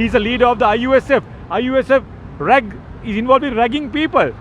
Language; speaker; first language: English; non-native, local second language; Sinhala